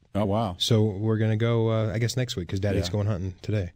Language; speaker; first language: English; native; English